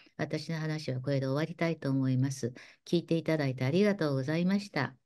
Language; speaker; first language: Japanese; native; Japanese